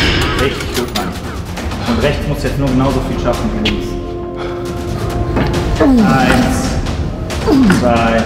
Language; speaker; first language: German; native; German